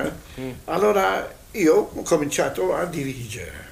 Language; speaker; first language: Italian; non-native, learner; Hungarian